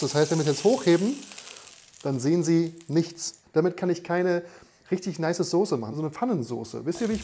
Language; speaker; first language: German; native; German